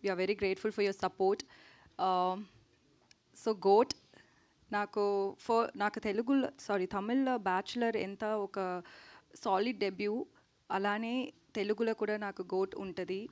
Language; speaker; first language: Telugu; non-native, learner; Tamil